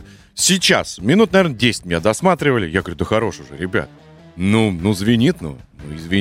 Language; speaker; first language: Russian; native; Russian